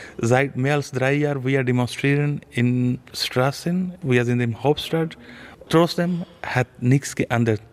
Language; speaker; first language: German; non-native, learner; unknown